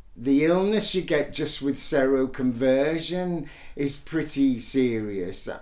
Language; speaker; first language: English; native; English